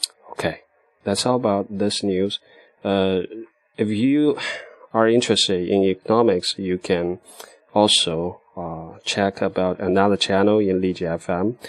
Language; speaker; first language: English; non-native, fluent; Chinese